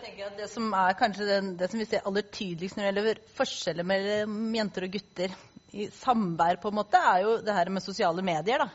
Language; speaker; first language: Norwegian; native; Norwegian